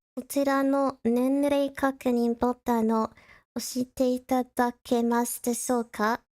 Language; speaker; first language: Japanese; non-native, learner; English